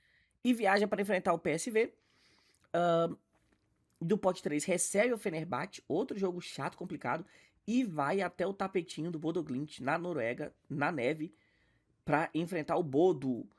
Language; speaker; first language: Portuguese; native; Portuguese